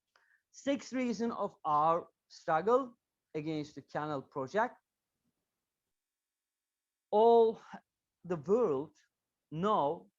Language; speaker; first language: English; non-native, learner; Turkish